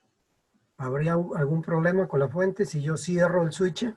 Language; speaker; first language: Spanish; native; Spanish